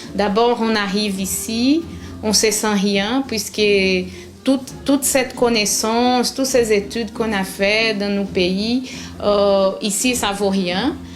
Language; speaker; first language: French; non-native, fluent; Portuguese